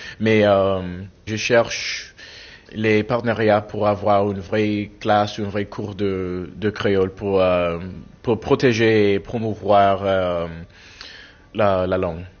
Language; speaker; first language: French; non-native, fluent; English